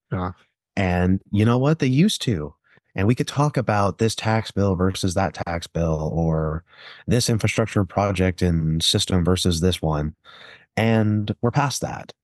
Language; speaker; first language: English; native; English